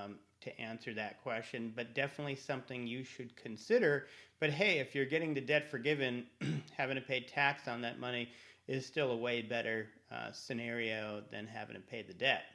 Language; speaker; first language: English; native; English